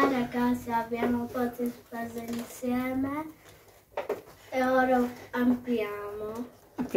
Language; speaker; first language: Italian; early bilingual, other home language; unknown